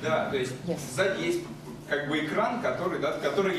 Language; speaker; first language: Russian; native; Russian